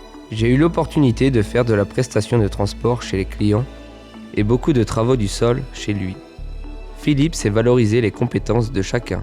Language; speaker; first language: French; native; French